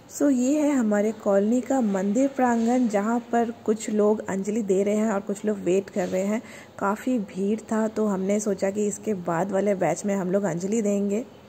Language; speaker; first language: Hindi; non-native, local second language; Bangla